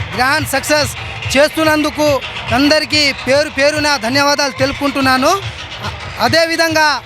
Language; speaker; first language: Telugu; non-native, local second language; Lambadi